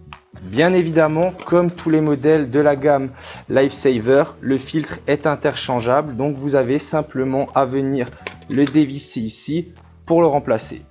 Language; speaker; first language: French; native; French